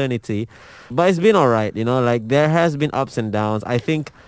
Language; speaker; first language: English; non-native, local second language; Malay